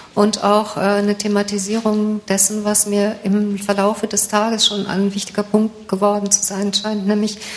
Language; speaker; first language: German; native; German